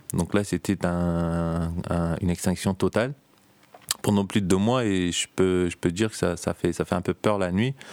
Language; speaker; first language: French; early bilingual, other home language; Turkish